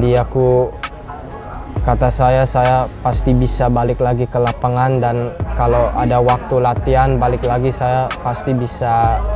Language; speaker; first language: Indonesian; early bilingual, heritage; English